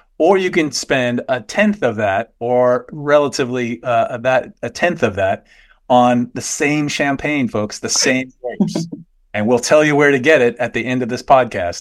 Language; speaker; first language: English; native; English